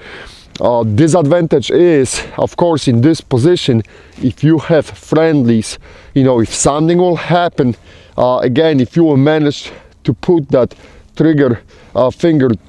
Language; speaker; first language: English; non-native, fluent; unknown